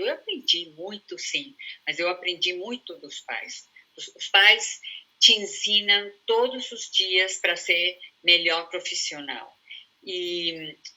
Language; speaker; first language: Portuguese; non-native, fluent; Spanish